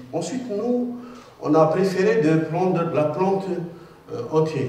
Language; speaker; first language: French; non-native, local second language; Arabic